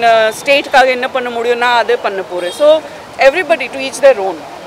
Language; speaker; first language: Tamil; non-native, fluent; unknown